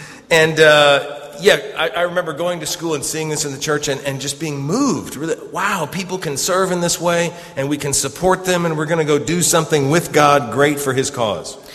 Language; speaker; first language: English; native; English